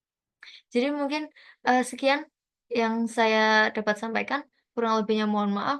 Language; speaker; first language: Indonesian; native; Indonesian